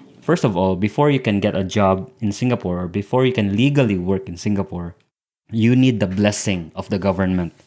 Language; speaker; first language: English; non-native, local second language; Filipino